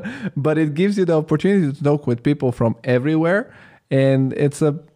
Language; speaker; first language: English; non-native, fluent; Italian